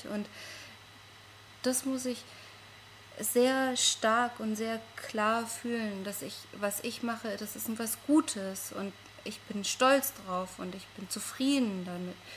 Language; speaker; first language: German; non-native, fluent; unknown